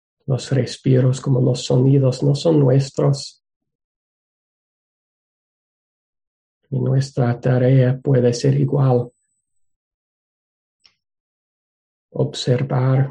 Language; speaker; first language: Spanish; non-native, fluent; English